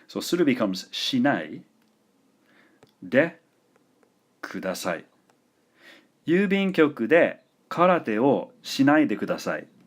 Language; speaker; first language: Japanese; non-native, fluent; English